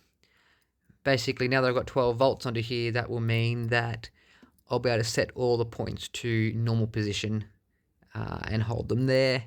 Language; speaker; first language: English; native; English